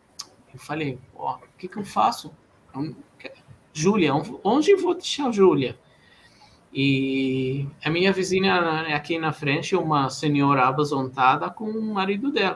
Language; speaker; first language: Portuguese; non-native, fluent; Arabic